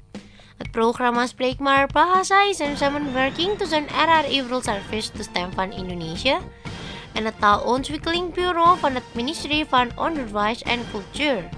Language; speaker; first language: Dutch; non-native, learner; Indonesian